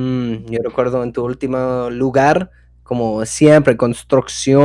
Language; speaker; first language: Spanish; non-native, fluent; English